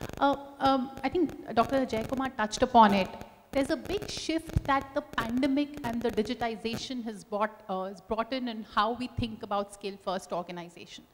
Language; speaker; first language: English; non-native, local second language; Hindi